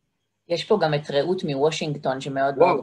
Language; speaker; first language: Hebrew; native; Hebrew